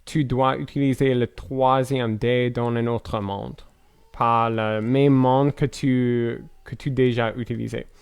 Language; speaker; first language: French; non-native, learner; English